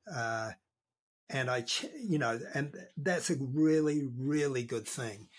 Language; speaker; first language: English; native; English